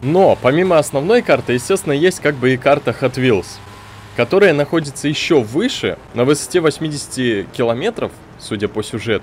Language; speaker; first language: Russian; native; Russian